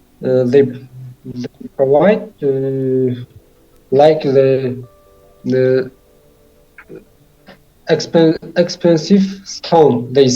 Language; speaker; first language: English; non-native, learner; Tajik